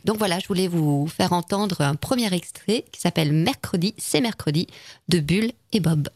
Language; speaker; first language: French; native; French